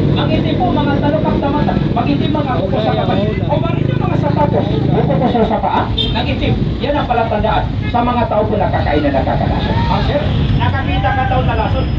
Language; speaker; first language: Filipino; non-native, local second language; Cebuano